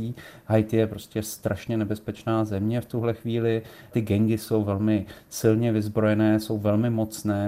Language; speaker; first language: Czech; native; Czech